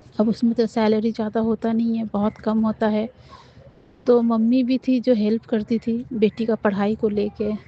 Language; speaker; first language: Hindi; non-native, local second language; Nepali